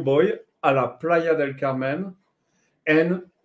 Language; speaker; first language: Spanish; non-native, learner; French